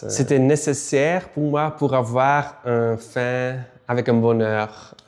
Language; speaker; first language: French; non-native, local second language; Dutch